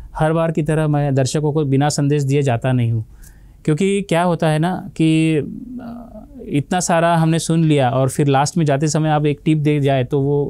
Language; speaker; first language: Hindi; non-native, local second language; Marathi